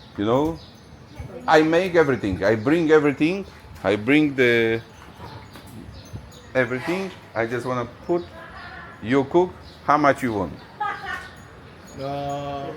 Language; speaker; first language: English; non-native, learner; Polish